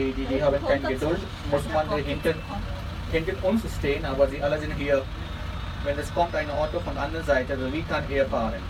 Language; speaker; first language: German; non-native, learner; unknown